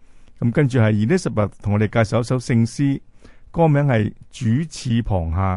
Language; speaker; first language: Chinese; native; Chinese